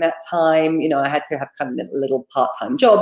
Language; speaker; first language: English; native; English